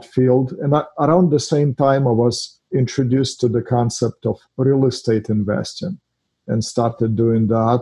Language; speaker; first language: English; non-native, fluent; Russian